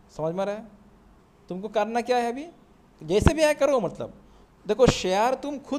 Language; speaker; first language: Hindi; non-native, local second language; Assamese